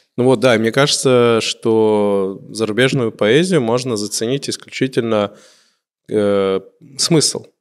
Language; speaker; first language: Russian; native; Russian